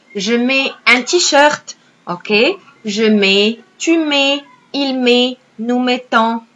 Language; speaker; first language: French; non-native, fluent; Arabic